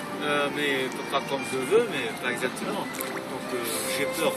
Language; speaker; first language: French; non-native, learner; Russian